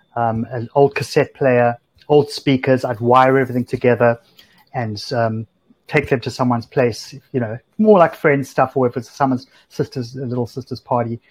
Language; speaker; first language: English; native; English